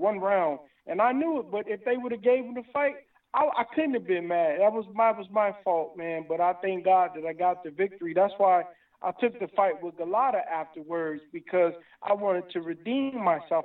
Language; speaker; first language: English; native; English